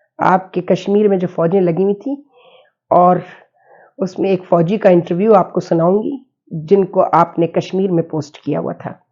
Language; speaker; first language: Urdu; native; Urdu